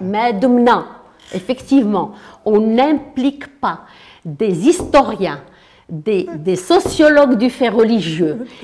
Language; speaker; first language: French; non-native, local second language; Arabic